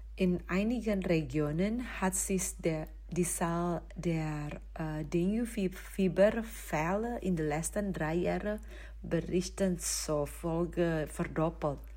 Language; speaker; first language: German; non-native, fluent; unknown